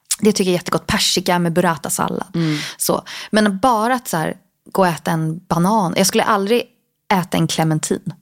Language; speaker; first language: Swedish; native; Swedish